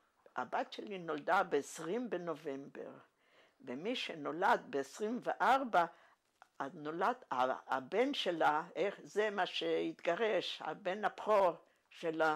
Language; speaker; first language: Hebrew; non-native, fluent; Yiddish